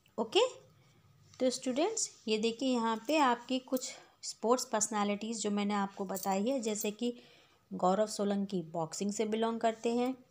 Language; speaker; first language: Hindi; native; Hindi